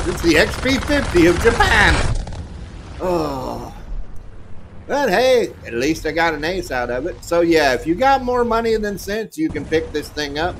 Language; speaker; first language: English; native; English